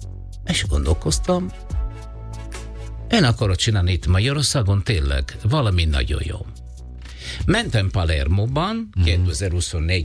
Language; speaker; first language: Hungarian; non-native, fluent; Italian